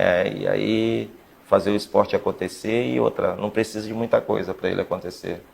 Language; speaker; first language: Portuguese; native; Portuguese